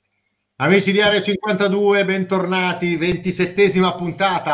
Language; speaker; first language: Italian; native; Italian